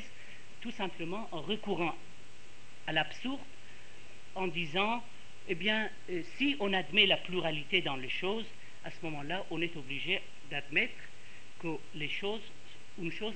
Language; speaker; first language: French; non-native, fluent; Persian